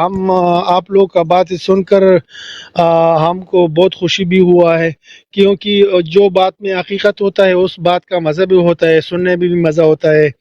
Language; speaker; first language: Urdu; non-native, local second language; Pashto